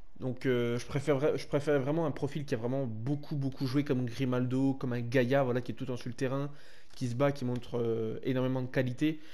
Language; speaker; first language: French; native; French